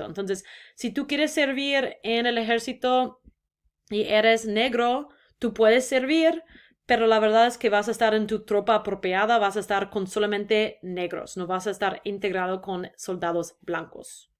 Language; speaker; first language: Spanish; non-native, fluent; English